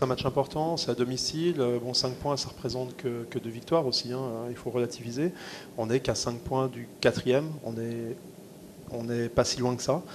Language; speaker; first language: French; native; French